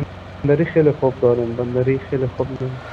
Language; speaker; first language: Persian; non-native, learner; Urdu